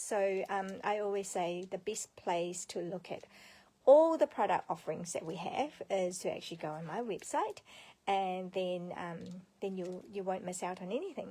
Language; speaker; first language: English; native; English